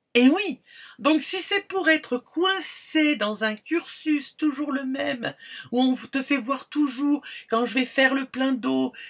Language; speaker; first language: French; native; French